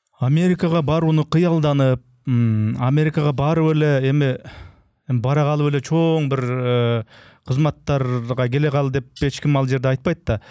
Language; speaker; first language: Kyrgyz; native; Kyrgyz